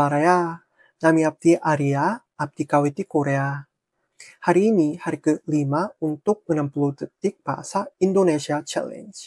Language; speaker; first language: Indonesian; non-native, fluent; Korean